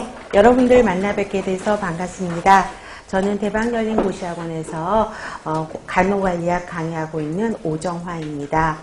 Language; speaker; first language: Korean; native; Korean